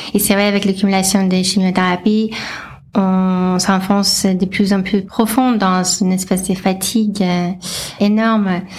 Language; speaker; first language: French; non-native, fluent; English